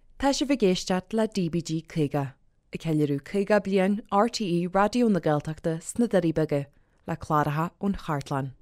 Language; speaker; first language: Irish; native; Irish